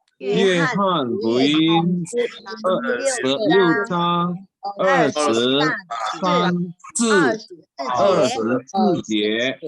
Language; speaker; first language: Chinese; early bilingual, heritage; Chinese